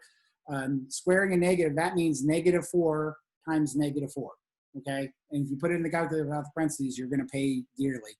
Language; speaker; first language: English; native; English